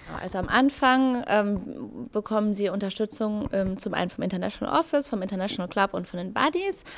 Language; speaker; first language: German; native; German